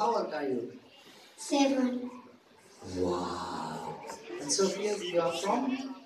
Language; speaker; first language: English; non-native, learner; German